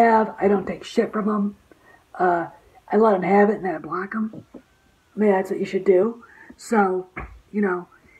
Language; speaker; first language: English; native; English